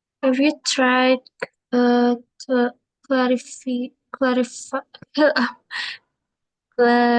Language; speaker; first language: English; non-native, learner; Indonesian